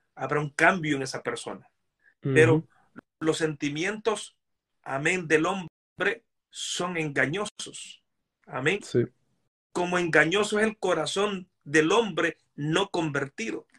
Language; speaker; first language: Spanish; native; Spanish